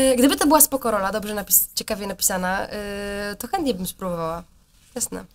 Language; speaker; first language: Polish; native; Polish